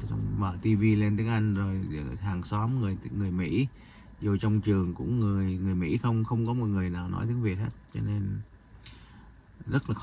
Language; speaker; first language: Vietnamese; early bilingual, heritage; Vietnamese